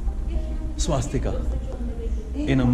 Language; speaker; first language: English; non-native, local second language; Hindi